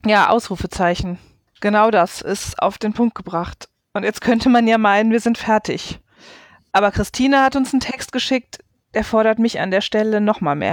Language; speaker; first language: German; native; German